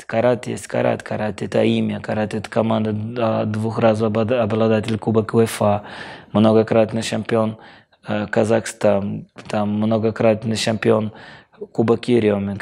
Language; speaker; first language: Russian; non-native, fluent; Portuguese